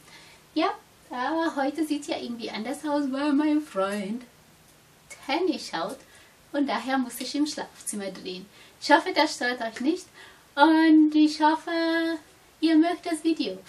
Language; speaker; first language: German; non-native, fluent; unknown